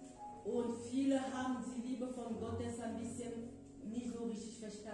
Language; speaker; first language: German; non-native, fluent; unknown